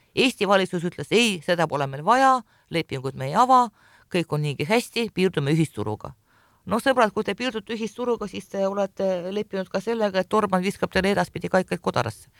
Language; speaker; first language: Estonian; non-native, local second language; Russian